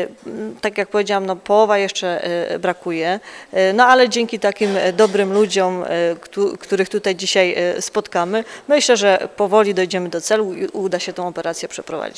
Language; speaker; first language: Polish; native; Polish